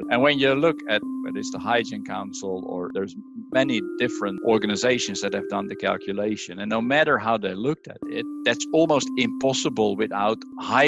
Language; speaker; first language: English; non-native, fluent; Dutch